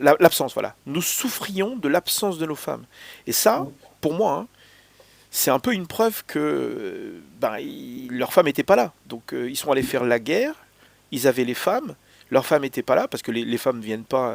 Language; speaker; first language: French; native; French